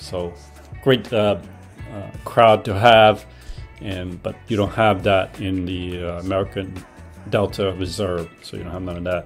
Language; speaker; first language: English; native; English